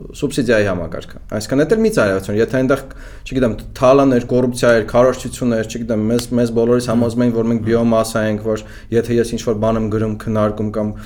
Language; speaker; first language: Armenian; native; Armenian